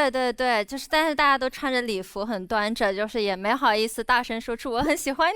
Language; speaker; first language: Chinese; native; Chinese